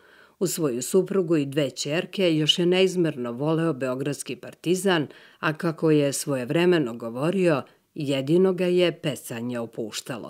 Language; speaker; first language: Serbian; native; Serbian